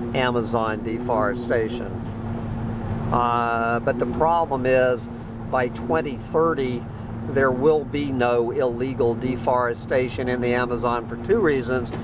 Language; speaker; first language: English; native; English